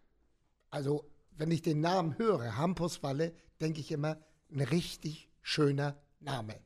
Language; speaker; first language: German; native; German